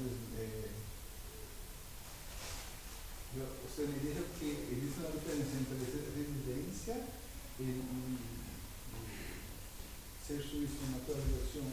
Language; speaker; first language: Spanish; non-native, learner; Portuguese